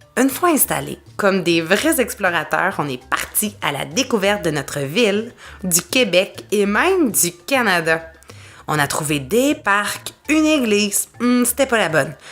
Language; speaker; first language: French; native; French